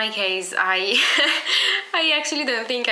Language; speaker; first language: English; non-native, fluent; Italian